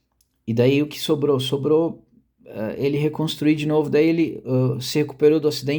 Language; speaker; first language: Portuguese; native; Portuguese